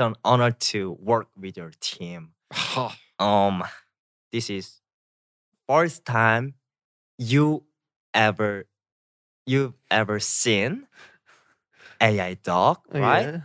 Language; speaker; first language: English; non-native, learner; Korean